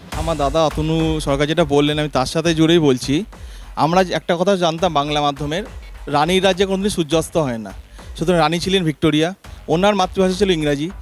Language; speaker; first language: Bangla; native; Bangla